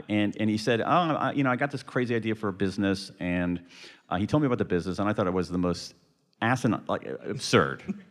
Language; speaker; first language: English; native; English